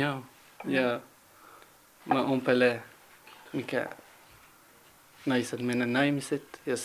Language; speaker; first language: Finnish; non-native, learner; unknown